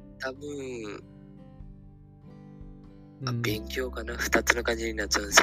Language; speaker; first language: Japanese; non-native, learner; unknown